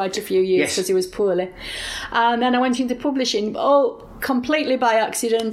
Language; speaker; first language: English; native; English